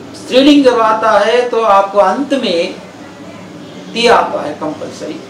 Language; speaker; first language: Hindi; non-native, local second language; Telugu